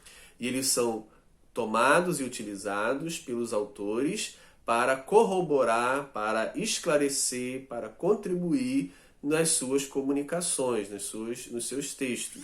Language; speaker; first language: Portuguese; native; Portuguese